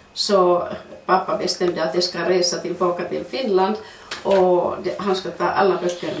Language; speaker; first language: Swedish; non-native, fluent; Finnish